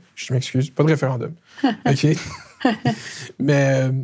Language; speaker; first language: French; native; French